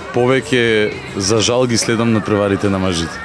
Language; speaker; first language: Macedonian; native; Macedonian